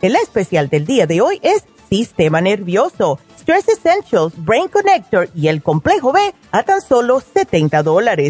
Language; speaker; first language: Spanish; native; Spanish